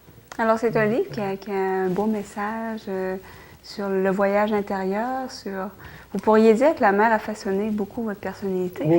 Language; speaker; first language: French; native; French